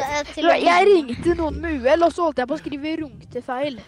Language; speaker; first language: Norwegian; native; Norwegian